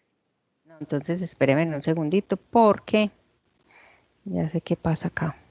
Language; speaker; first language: Spanish; native; Spanish